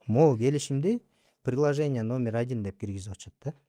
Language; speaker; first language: Russian; non-native, local second language; Kyrgyz